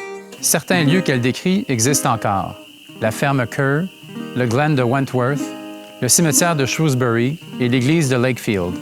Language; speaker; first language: French; native; French